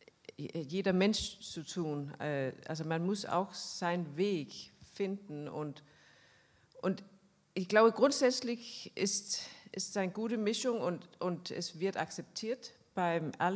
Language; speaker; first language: German; non-native, fluent; Danish